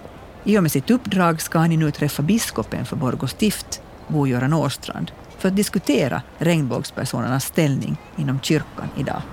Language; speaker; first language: Swedish; native; Swedish